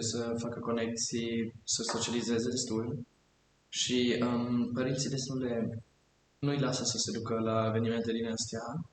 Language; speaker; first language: Romanian; early bilingual, heritage; German